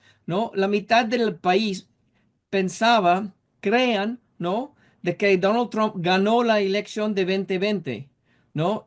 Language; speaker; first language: Spanish; non-native, fluent; English